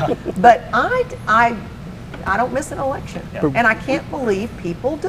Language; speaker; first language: English; native; English